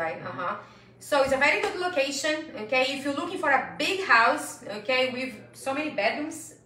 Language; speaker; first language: English; non-native, fluent; Portuguese